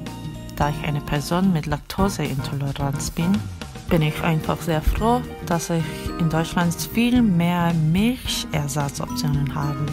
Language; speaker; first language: German; non-native, fluent; Korean